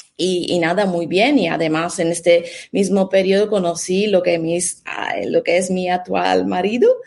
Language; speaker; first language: Spanish; non-native, fluent; Italian